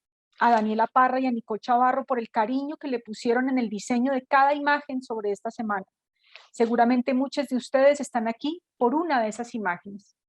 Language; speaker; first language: Spanish; native; Spanish